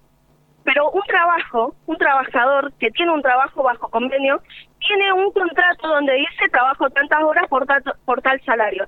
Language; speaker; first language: Spanish; native; Spanish